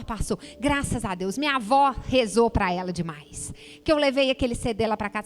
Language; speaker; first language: Portuguese; native; Portuguese